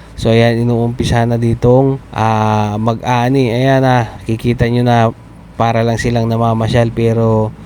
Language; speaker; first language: Filipino; non-native, local second language; Bikol